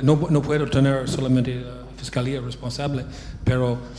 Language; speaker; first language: Spanish; non-native, fluent; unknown